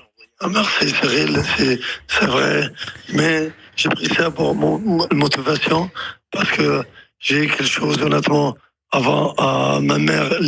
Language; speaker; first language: French; non-native, learner; Arabic